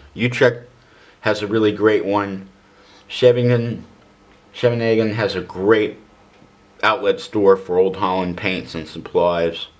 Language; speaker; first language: English; native; English